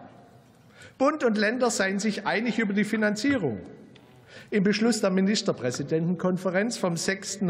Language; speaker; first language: German; native; German